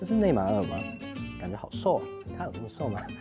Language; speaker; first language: Chinese; native; Chinese